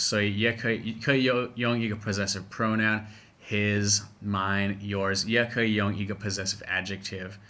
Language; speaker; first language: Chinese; non-native, fluent; English